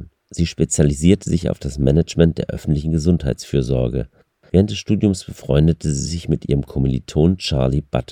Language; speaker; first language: German; native; German